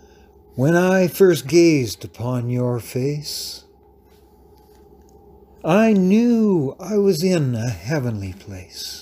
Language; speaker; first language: English; native; English